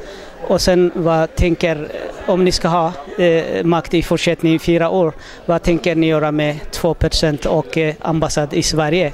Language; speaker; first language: Swedish; non-native, learner; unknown